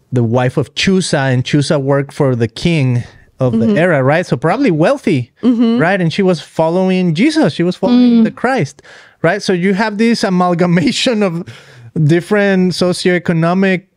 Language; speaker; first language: English; non-native, fluent; Spanish